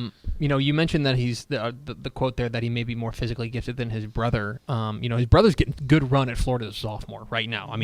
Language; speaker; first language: English; native; English